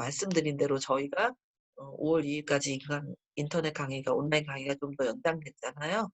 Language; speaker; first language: Korean; native; Korean